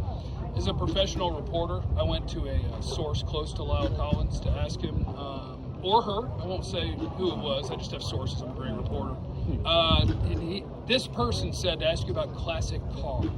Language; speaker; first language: English; native; English